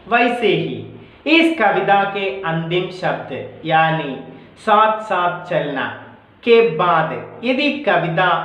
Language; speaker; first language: Hindi; non-native, local second language; Malayalam